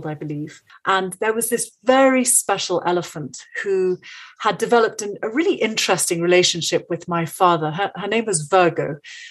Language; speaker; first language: English; native; English